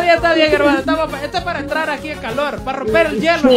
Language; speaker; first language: Spanish; native; Spanish